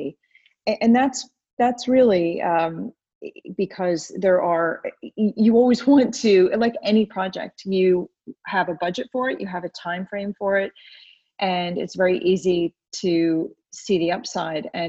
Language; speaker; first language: English; native; English